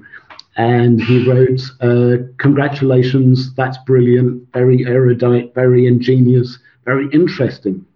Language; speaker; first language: English; non-native, local second language; Swedish